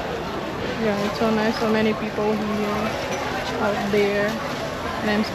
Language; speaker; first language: English; non-native, local second language; Filipino